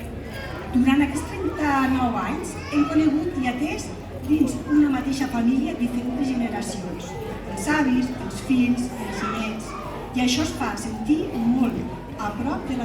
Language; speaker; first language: Catalan; native; Catalan